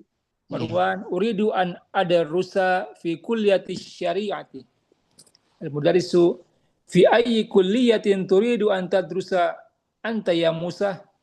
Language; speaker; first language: Arabic; non-native, learner; Indonesian